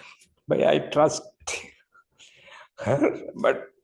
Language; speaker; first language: English; non-native, local second language; Tamil